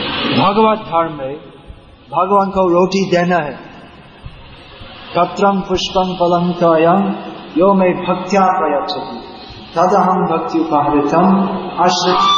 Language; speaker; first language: Hindi; non-native, learner; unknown